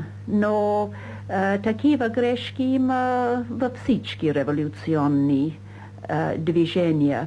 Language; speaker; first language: Bulgarian; non-native, fluent; English